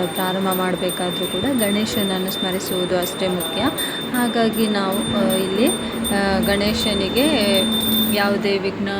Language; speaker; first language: Kannada; non-native, local second language; Konkani